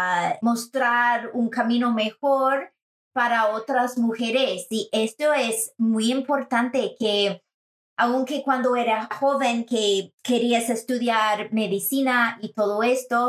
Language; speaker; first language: Spanish; non-native, fluent; English